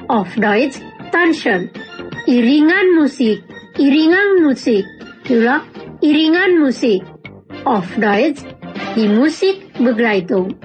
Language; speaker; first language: German; non-native, fluent; Indonesian